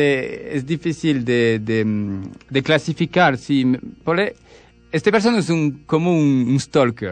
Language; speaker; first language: Spanish; non-native, learner; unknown